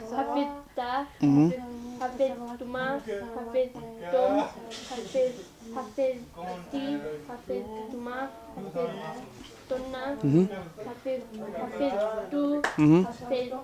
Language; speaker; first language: Arabic; non-native, learner; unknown